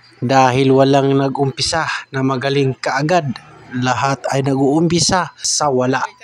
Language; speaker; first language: Filipino; non-native, local second language; Cebuano